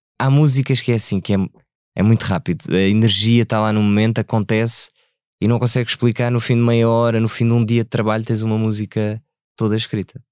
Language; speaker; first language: Portuguese; early bilingual, other home language; French